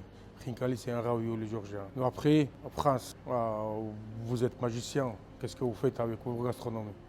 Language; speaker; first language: French; non-native, fluent; Georgian